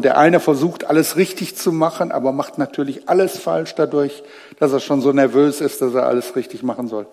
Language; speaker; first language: German; native; German